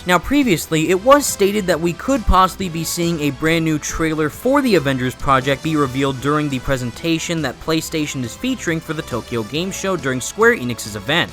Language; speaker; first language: English; native; English